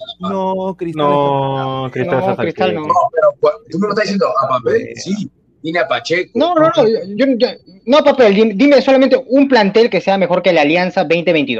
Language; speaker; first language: Spanish; native; Spanish